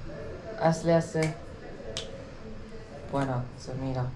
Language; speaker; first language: Spanish; non-native, learner; English